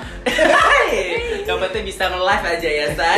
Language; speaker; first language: Indonesian; native; Indonesian